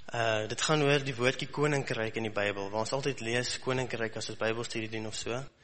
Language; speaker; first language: Afrikaans; native; Afrikaans